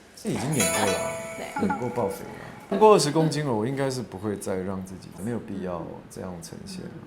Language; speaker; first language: Chinese; native; Chinese